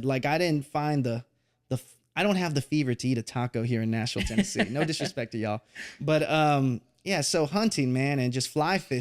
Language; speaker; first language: English; native; English